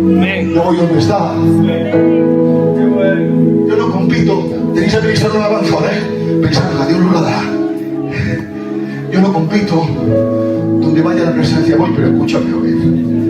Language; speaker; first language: Spanish; native; Spanish